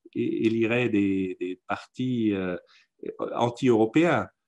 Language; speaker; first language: French; non-native, fluent; German